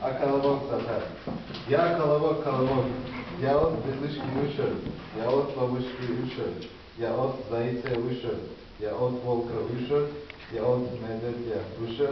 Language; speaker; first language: Russian; non-native, learner; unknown